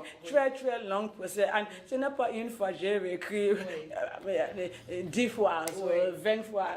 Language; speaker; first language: French; non-native, local second language; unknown